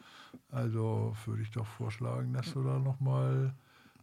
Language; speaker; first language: German; native; German